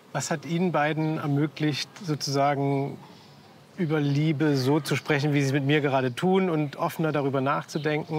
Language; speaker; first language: German; native; German